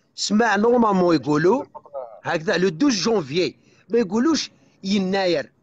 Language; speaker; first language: Arabic; non-native, local second language; Kabyle